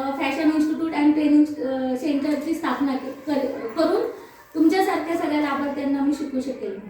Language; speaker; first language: Marathi; non-native, local second language; Telugu